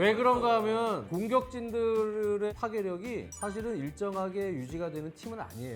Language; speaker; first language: Korean; native; Korean